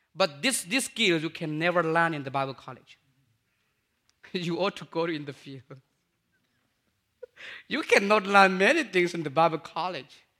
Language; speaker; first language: English; non-native, fluent; Burmese